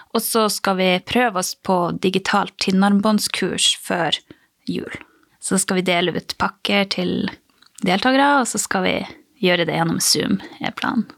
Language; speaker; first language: Norwegian; native; Norwegian